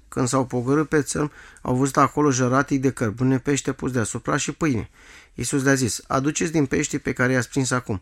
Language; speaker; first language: Romanian; native; Romanian